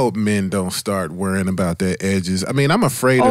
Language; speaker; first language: English; native; English